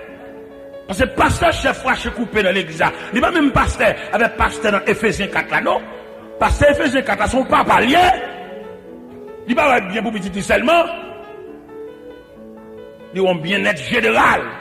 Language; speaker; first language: French; non-native, local second language; Haitian Creole